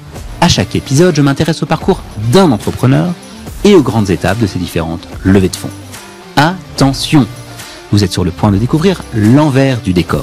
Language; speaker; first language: French; native; French